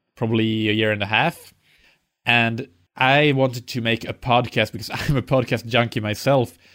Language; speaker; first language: English; non-native, fluent; Swedish